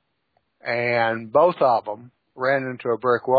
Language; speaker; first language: English; native; English